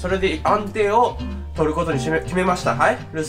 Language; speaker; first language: Japanese; native; Japanese